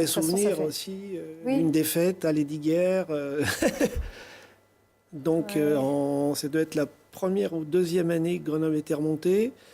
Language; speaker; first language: French; native; French